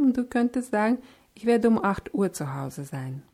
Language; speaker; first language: German; non-native, fluent; Russian